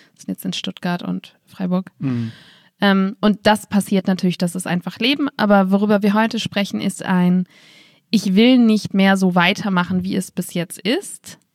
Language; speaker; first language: German; native; German